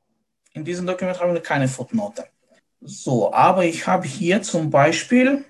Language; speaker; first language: German; non-native, fluent; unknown